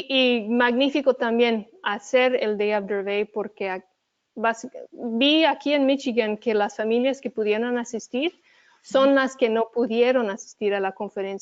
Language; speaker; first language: Spanish; early bilingual, heritage; Spanish